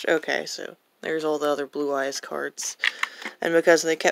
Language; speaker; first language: English; native; English